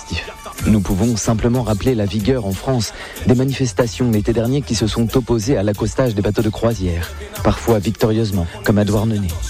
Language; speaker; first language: French; native; French